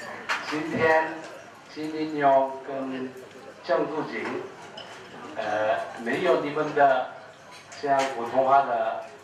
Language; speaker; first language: Chinese; non-native, fluent; Korean